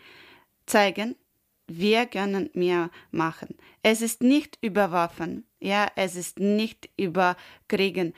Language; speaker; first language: German; non-native, learner; Ukrainian